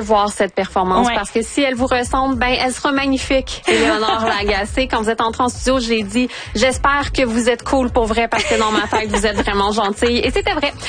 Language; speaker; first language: French; native; French